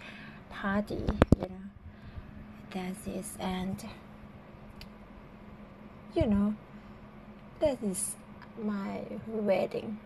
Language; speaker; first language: English; non-native, learner; Thai